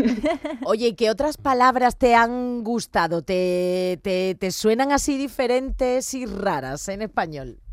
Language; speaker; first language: Spanish; native; Spanish